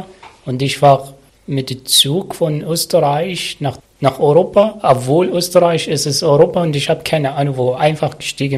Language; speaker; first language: German; non-native, learner; Arabic